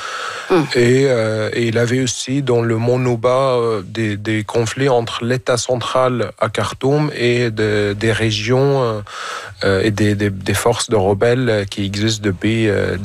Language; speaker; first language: French; non-native, fluent; Arabic